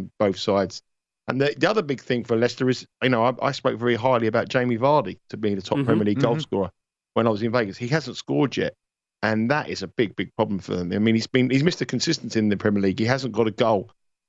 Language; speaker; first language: English; native; English